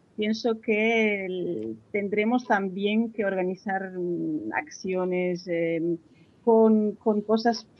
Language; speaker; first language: Spanish; non-native, fluent; French